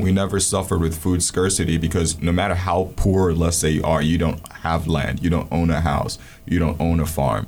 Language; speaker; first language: English; non-native, local second language; Ganda